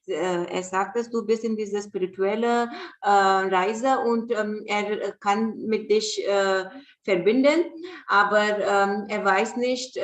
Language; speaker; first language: German; non-native, fluent; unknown